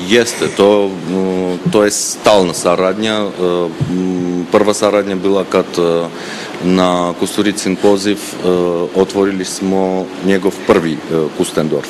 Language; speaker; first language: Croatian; non-native, fluent; Armenian